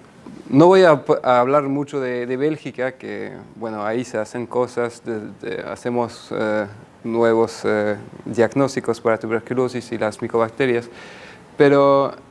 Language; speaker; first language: Spanish; non-native, fluent; French